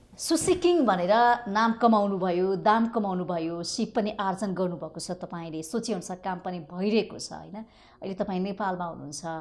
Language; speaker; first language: Nepali; native; Nepali